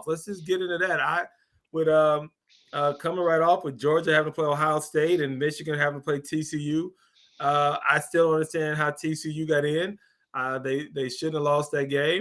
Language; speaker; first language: English; native; English